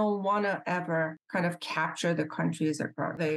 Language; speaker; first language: English; non-native, fluent; Persian